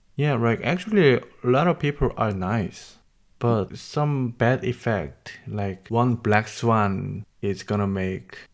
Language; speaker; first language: English; non-native, learner; Korean